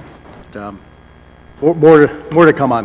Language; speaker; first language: English; native; English